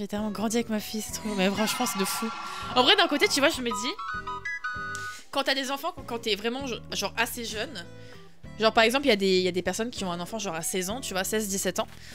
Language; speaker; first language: French; native; French